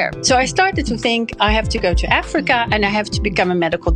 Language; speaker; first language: English; non-native, fluent; French